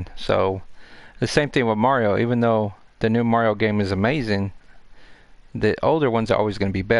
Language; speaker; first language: English; native; English